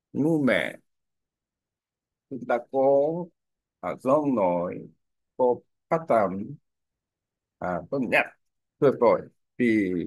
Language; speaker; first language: Vietnamese; non-native, learner; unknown